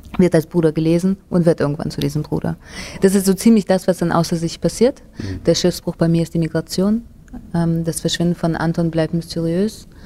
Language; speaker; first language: German; early bilingual, other home language; Russian